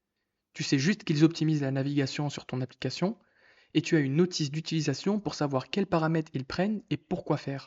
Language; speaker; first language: French; native; French